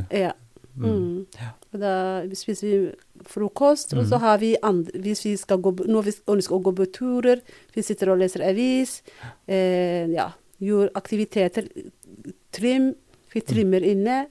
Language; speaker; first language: Norwegian; non-native, fluent; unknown